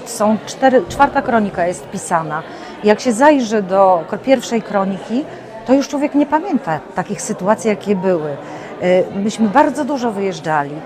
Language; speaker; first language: Polish; native; Polish